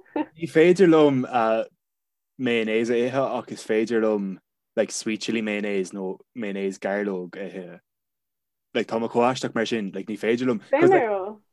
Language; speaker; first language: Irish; non-native, local second language; English